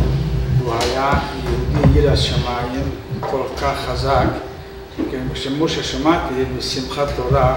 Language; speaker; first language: Hebrew; non-native, fluent; Hungarian